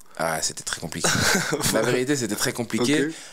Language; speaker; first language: French; native; French